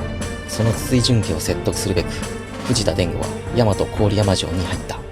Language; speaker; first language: Japanese; native; Japanese